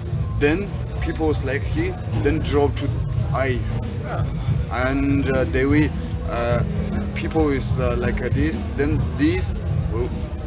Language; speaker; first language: English; non-native, learner; Tibetan